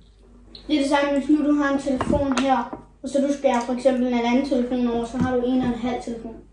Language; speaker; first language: Danish; early bilingual, other home language; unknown